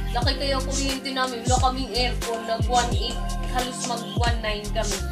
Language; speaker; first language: Filipino; non-native, local second language; Cebuano